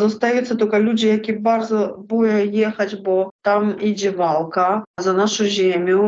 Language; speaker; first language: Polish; non-native, learner; Russian